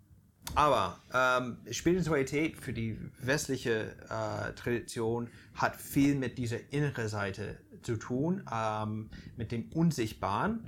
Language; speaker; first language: German; non-native, fluent; English